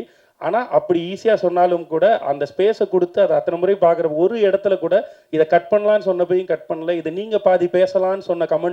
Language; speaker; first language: Tamil; native; Tamil